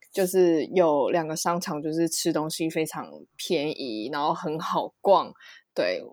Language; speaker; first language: Chinese; non-native, local second language; Cantonese